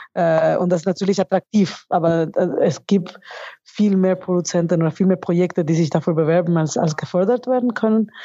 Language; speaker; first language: German; non-native, fluent; Spanish